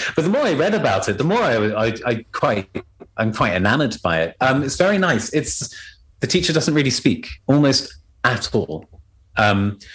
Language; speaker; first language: English; native; English